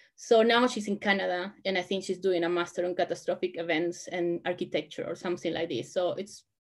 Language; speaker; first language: English; non-native, fluent; Spanish